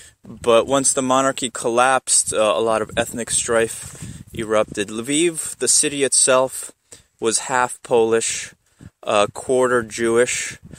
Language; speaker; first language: English; native; English